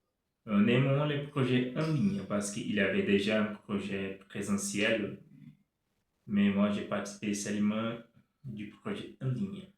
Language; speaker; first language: French; non-native, fluent; Portuguese